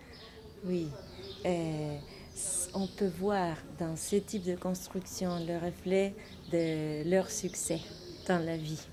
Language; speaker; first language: French; non-native, fluent; Spanish